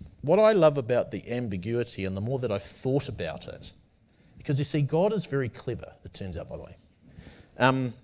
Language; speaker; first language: English; native; English